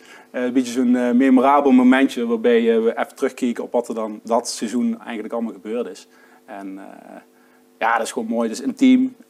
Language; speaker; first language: Dutch; native; Dutch